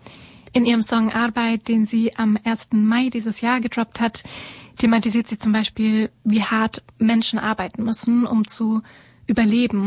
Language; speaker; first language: German; native; German